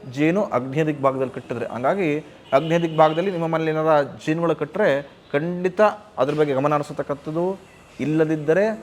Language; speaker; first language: Kannada; native; Kannada